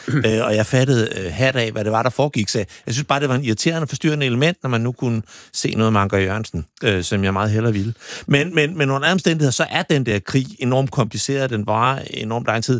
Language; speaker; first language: Danish; native; Danish